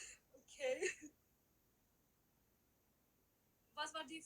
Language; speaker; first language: German; early bilingual, other home language; Tigrinya